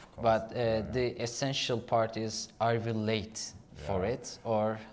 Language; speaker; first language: English; non-native, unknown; Turkish